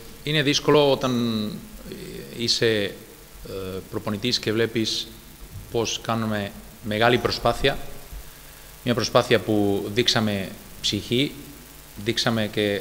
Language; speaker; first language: Greek; non-native, fluent; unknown